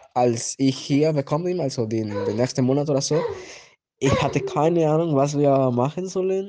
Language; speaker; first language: German; non-native, learner; Spanish